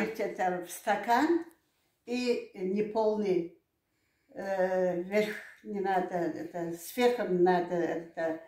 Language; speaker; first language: Russian; non-native, local second language; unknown